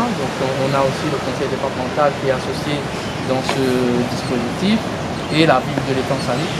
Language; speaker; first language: French; native; French